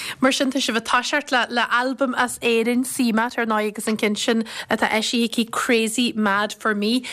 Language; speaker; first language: Irish; native; Irish